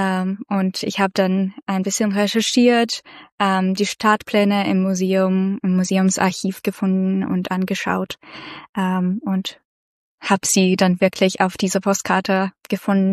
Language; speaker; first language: German; non-native, fluent; Russian